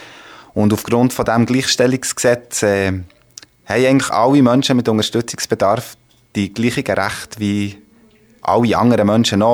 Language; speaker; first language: German; native; German